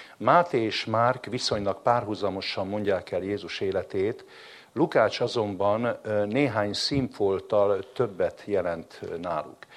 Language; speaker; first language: Hungarian; native; Hungarian